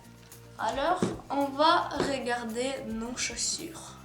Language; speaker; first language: French; non-native, learner; Ukrainian